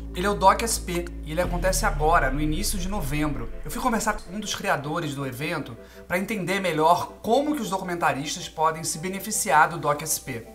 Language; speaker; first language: Portuguese; native; Portuguese